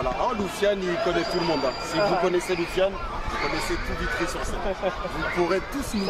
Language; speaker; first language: French; native; French